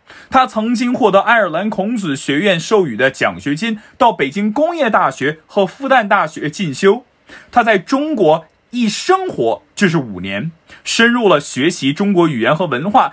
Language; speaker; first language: Chinese; native; Chinese